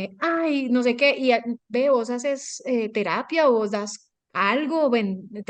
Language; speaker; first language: Spanish; native; Spanish